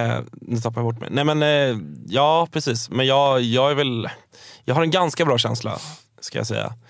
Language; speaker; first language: Swedish; native; Swedish